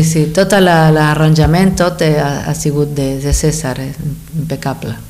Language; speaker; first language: Catalan; non-native, fluent; Spanish